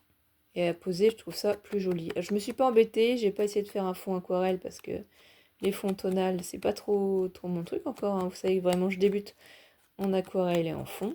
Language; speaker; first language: French; native; French